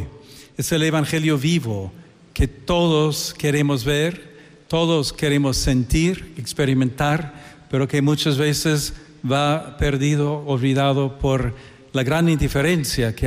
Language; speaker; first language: Spanish; non-native, fluent; English